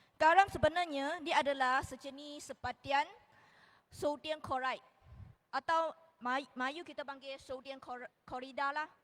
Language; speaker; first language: Malay; non-native, local second language; Chinese